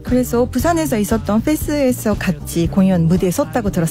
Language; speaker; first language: Korean; native; Korean